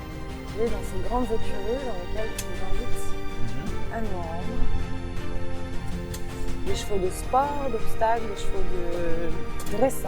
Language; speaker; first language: French; native; French